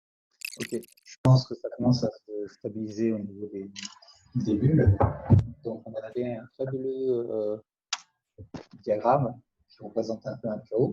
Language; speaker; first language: French; native; French